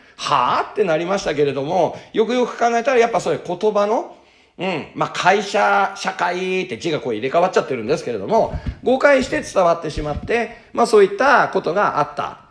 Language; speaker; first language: Japanese; native; Japanese